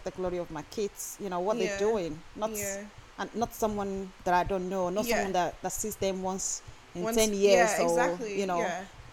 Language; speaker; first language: English; non-native, local second language; Yoruba